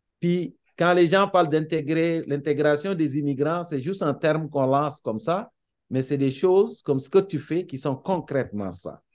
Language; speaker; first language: French; non-native, local second language; Serer